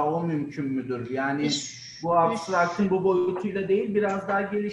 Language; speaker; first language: Turkish; native; Turkish